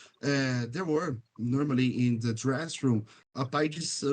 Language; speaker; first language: English; non-native, fluent; Portuguese